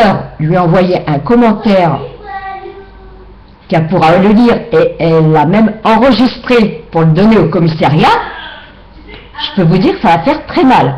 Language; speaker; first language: French; native; French